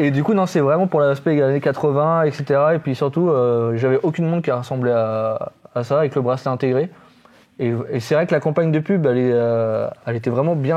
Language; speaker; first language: French; native; French